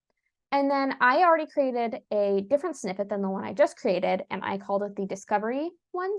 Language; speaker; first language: English; native; English